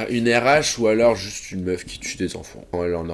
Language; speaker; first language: French; native; French